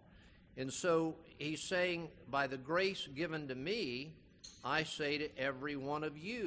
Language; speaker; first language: English; native; English